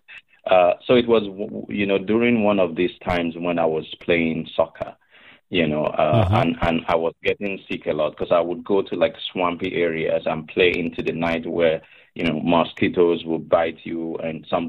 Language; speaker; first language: English; non-native, local second language; Igbo